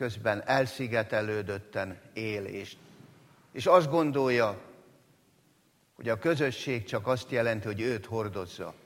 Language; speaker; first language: Hungarian; native; Hungarian